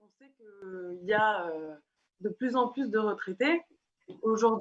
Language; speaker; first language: French; native; French